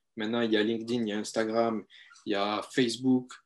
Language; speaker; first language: French; native; French